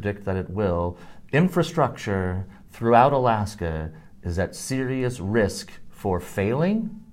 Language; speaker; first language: English; native; English